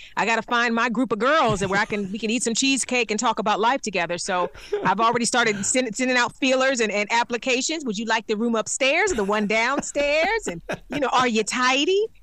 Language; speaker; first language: English; native; English